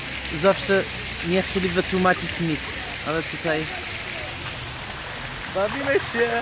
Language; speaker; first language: Polish; non-native, fluent; Persian